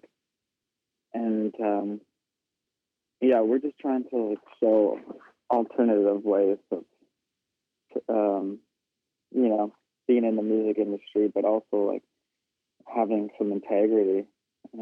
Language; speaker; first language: English; native; English